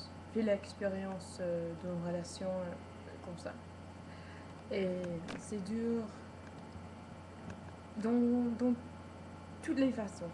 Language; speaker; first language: French; non-native, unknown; English